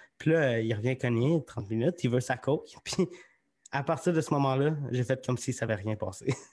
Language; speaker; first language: French; native; French